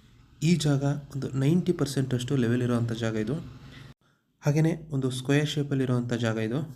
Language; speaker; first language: Kannada; native; Kannada